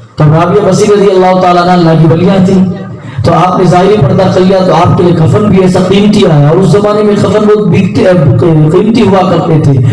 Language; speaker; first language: Urdu; non-native, local second language; Gujarati